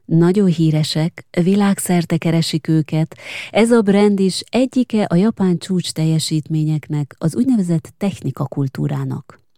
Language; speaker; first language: Hungarian; native; Hungarian